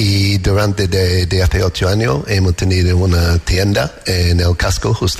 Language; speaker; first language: Spanish; non-native, learner; English